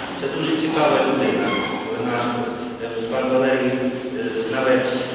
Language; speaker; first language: Ukrainian; native; Ukrainian